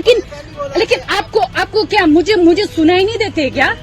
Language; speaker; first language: Hindi; non-native, local second language; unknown